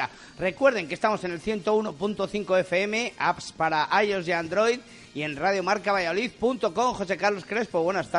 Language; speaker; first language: Spanish; native; Spanish